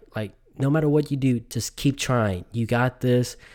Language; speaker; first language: English; early bilingual, other home language; Vietnamese